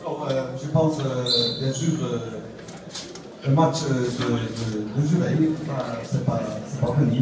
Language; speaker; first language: French; non-native, learner; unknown